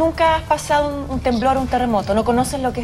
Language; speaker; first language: Spanish; native; Spanish